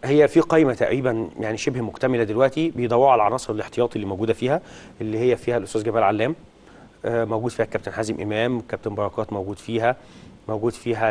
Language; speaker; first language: Arabic; native; Arabic